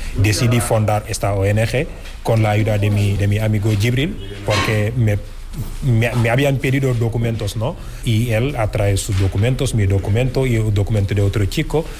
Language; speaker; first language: Spanish; non-native, fluent; Wolof